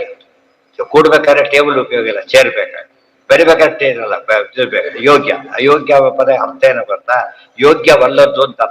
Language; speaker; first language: Kannada; native; Kannada